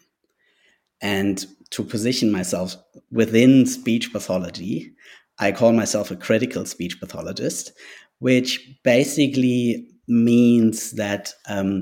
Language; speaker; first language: English; non-native, fluent; German